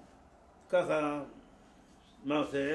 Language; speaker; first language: Hebrew; non-native, fluent; Persian